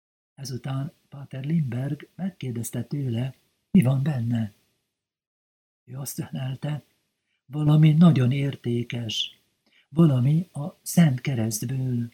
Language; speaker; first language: Hungarian; native; Hungarian